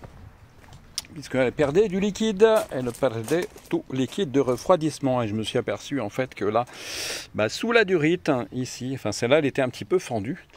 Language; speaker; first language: French; native; French